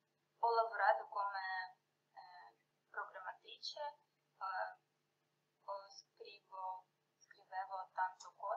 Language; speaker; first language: Italian; non-native, learner; Russian